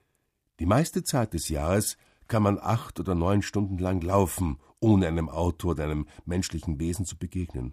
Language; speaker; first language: German; native; German